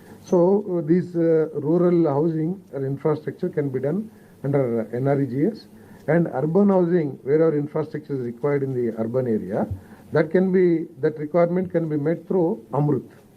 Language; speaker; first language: English; non-native, local second language; Telugu